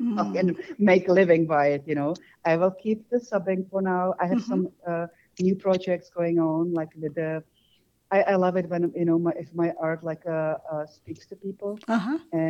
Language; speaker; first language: English; non-native, fluent; Czech